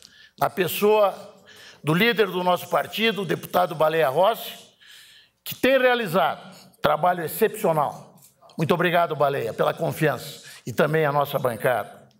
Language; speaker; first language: Portuguese; native; Portuguese